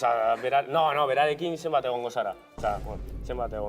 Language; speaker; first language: Basque; non-native, local second language; Spanish